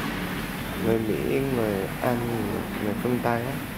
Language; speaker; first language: Vietnamese; non-native, fluent; Japanese